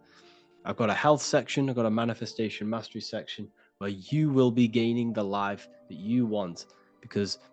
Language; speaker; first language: English; native; English